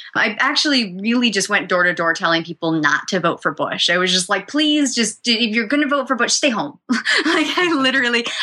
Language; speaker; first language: English; native; English